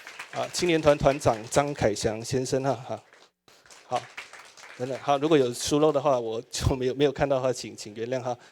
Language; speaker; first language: Chinese; native; Chinese